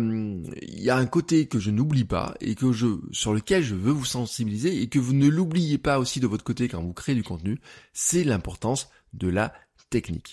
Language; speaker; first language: French; native; French